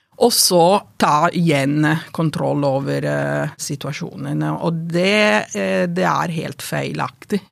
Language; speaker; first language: Norwegian; non-native, fluent; Italian